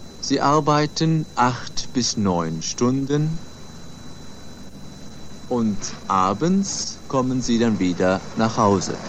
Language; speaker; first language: German; non-native, fluent; Swedish